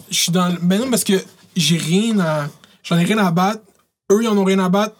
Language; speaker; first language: French; early bilingual, other home language; Arabic